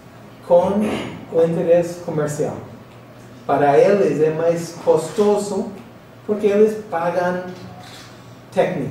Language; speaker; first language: Spanish; non-native, fluent; English